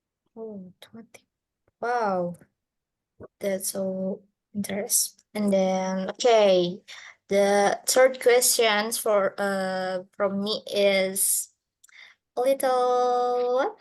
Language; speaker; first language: English; non-native, learner; Indonesian